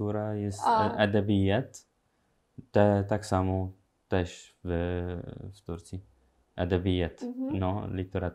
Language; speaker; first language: Polish; non-native, learner; Arabic